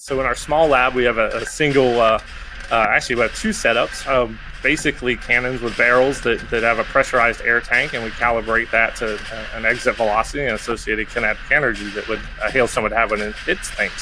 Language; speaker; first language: English; native; English